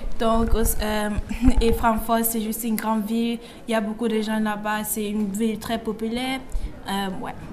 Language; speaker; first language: French; non-native, learner; German